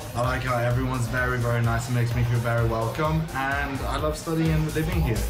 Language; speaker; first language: English; non-native, fluent; Chinese